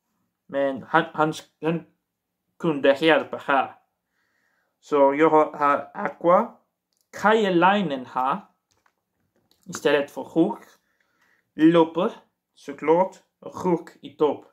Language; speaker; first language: Swedish; non-native, learner; Portuguese